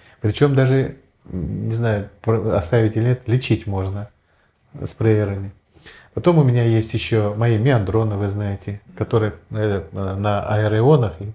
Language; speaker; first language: Russian; native; Russian